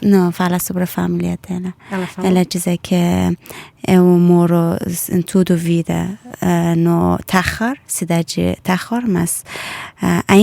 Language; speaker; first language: Portuguese; non-native, learner; Persian